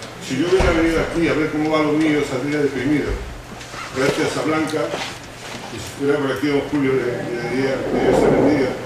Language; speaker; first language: Spanish; native; Spanish